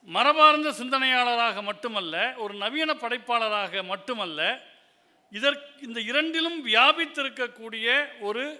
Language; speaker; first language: Tamil; native; Tamil